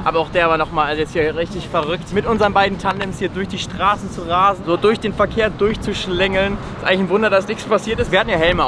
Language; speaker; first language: German; native; German